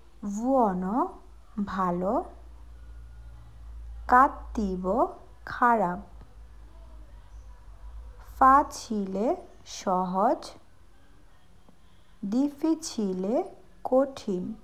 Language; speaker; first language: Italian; non-native, fluent; Bangla